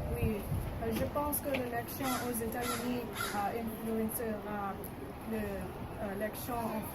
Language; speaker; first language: French; non-native, learner; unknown